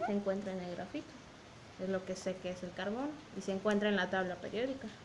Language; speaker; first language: Spanish; native; Spanish